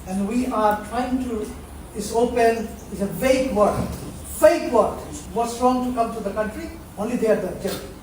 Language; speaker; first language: English; non-native, fluent; Bangla